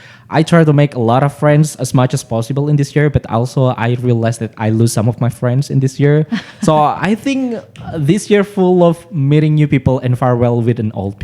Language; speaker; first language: English; non-native, learner; Indonesian